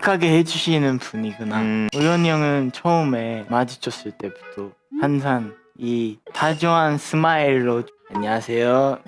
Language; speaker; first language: Korean; non-native, learner; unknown